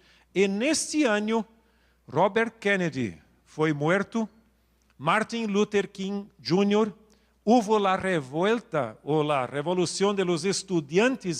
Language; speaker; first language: Spanish; non-native, local second language; Portuguese